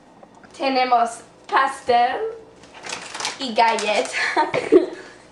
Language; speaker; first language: Spanish; non-native, learner; English